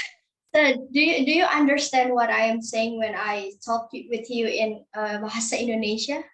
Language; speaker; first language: English; non-native, learner; Indonesian